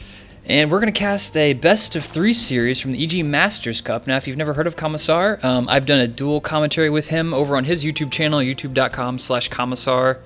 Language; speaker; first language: English; native; English